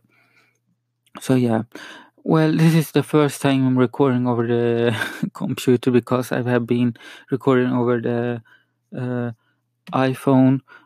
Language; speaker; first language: English; non-native, learner; Spanish